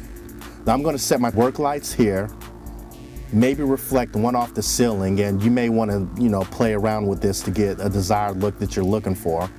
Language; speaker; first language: English; native; English